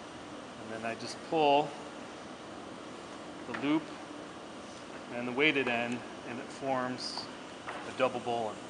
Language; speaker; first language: English; native; English